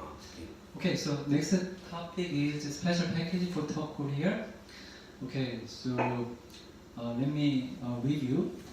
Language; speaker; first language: English; non-native, learner; Korean